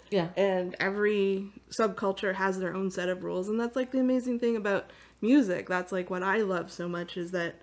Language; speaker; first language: English; native; English